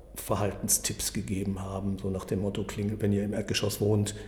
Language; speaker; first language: German; native; German